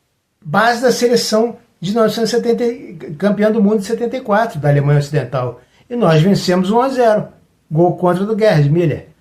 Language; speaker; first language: Portuguese; native; Portuguese